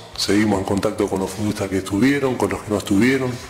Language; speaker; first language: Spanish; native; Spanish